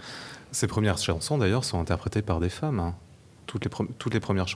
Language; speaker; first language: French; native; French